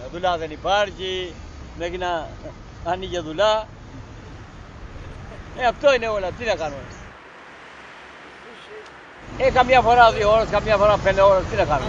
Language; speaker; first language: Greek; non-native, learner; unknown